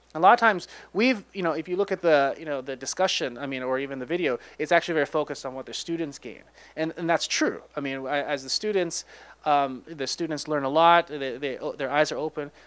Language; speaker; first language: English; native; English